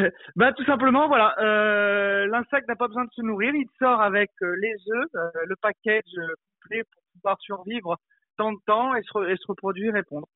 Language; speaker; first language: French; native; French